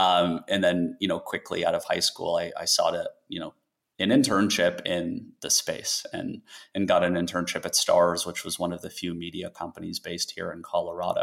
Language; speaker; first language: English; native; English